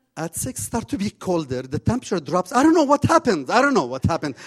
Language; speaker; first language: English; non-native, fluent; Arabic